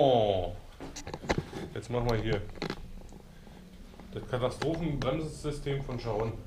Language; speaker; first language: German; native; German